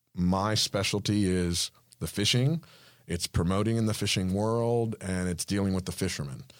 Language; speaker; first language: English; non-native, fluent; Spanish